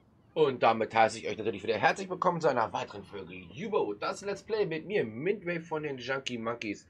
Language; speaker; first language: German; native; German